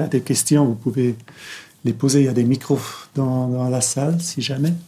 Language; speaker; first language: French; non-native, local second language; German